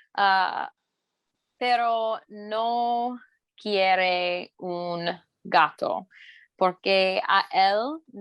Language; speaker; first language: Spanish; non-native, learner; English